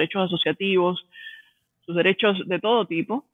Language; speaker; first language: Spanish; native; Spanish